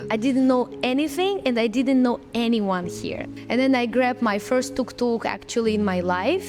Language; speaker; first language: English; non-native, fluent; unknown